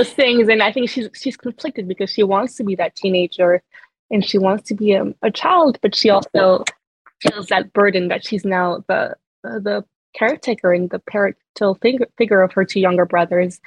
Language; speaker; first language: English; non-native, fluent; French